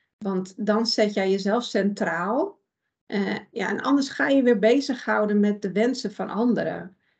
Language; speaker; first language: Dutch; early bilingual, other home language; Persian